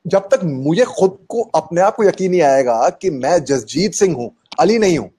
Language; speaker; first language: Hindi; native; Hindi